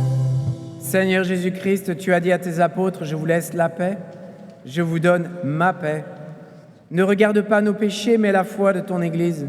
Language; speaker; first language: French; native; French